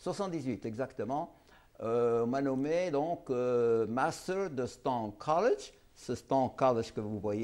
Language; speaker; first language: French; non-native, local second language; Arabic